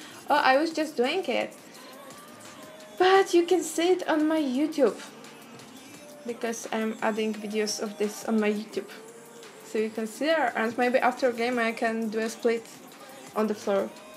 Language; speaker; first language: English; non-native, fluent; Polish